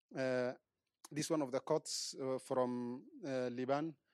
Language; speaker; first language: English; non-native, local second language; Somali